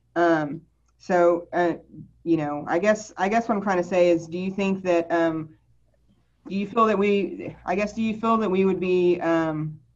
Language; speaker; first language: English; native; English